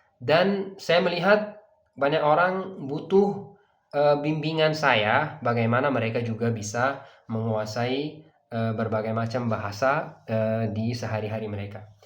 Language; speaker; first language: Indonesian; non-native, fluent; Persian